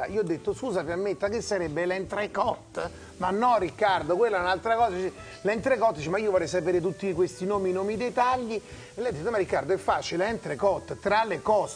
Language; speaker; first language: Italian; native; Italian